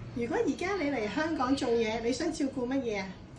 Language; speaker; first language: Cantonese; native; Cantonese